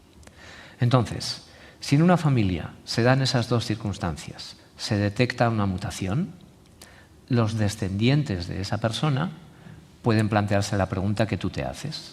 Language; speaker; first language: Spanish; native; Spanish